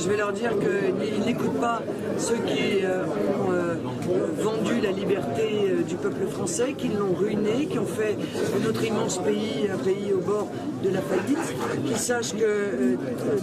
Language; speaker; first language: French; native; French